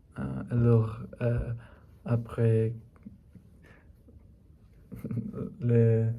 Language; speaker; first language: French; non-native, learner; English